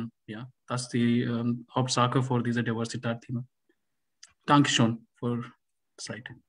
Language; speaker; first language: German; non-native, learner; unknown